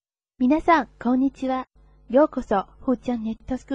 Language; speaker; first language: Japanese; non-native, fluent; Chinese